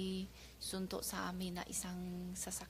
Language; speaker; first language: Filipino; non-native, learner; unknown